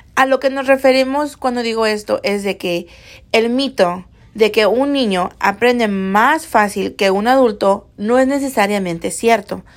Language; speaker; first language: Spanish; early bilingual, heritage; Spanish